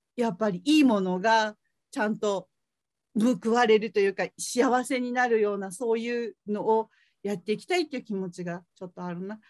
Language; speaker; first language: Japanese; native; Japanese